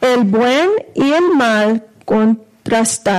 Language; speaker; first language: Spanish; non-native, fluent; English